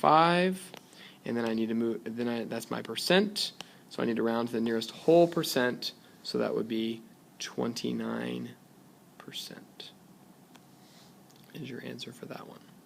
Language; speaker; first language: English; native; English